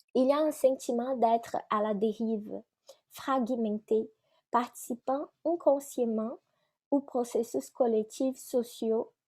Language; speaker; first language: French; non-native, fluent; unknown